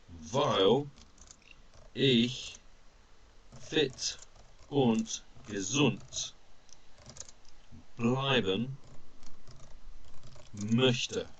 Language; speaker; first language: German; non-native, fluent; English